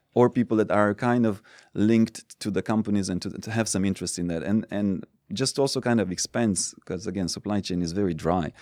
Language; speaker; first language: English; non-native, fluent; Romanian